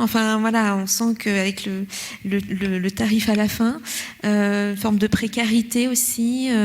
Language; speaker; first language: French; native; French